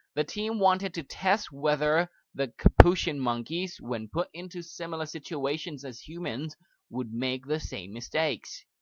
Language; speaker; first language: English; non-native, fluent; Thai